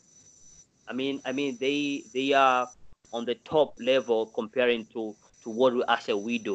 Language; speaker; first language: English; non-native, local second language; Swahili